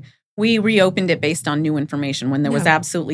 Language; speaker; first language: English; native; English